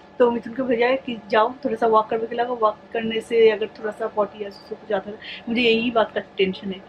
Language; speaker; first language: Hindi; non-native, local second language; Bangla